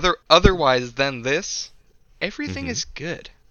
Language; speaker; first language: English; native; English